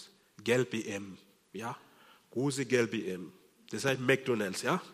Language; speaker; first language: German; non-native, fluent; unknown